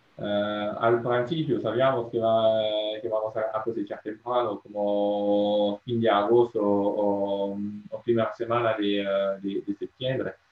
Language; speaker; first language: Spanish; non-native, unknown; French